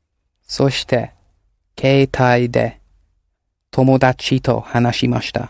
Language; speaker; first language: Japanese; non-native, learner; English